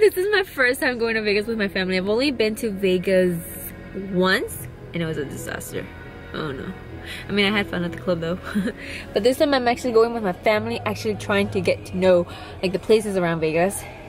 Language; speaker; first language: English; early bilingual, other home language; Spanish